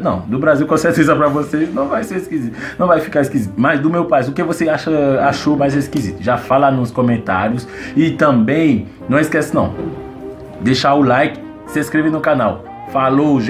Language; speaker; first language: Portuguese; non-native, fluent; Haitian Creole